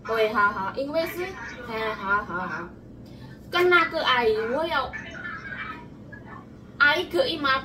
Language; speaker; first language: Chinese; non-native, learner; Javanese